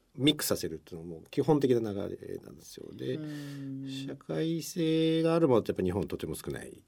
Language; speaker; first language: Japanese; early bilingual, other home language; Portuguese